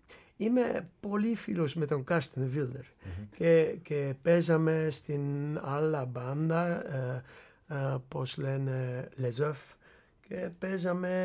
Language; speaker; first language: Greek; non-native, learner; Dutch